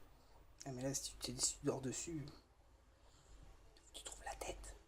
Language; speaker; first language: French; native; French